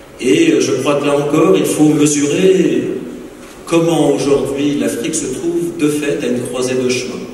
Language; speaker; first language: French; native; French